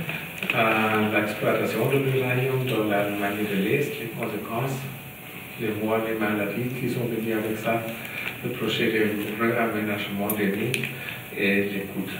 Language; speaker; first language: French; non-native, learner; German